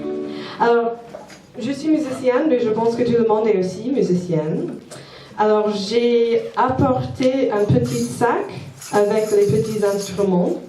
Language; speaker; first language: French; non-native, fluent; English